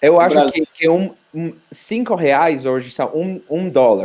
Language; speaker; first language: Portuguese; non-native, fluent; Spanish